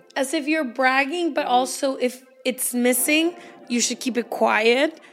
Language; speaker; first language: English; early bilingual, heritage; Spanish